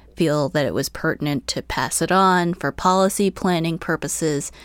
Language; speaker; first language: English; early bilingual, other home language; Chinese